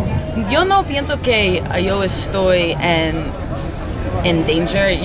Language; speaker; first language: Spanish; non-native, learner; English